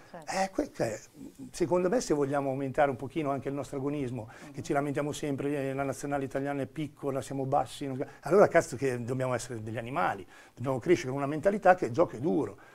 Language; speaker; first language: Italian; native; Italian